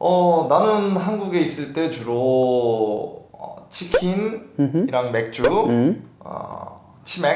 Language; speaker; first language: Korean; non-native, learner; Indonesian